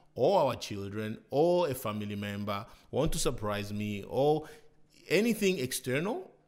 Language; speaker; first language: English; non-native, fluent; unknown